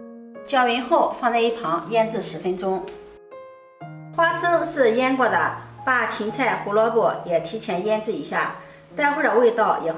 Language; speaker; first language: Chinese; native; Chinese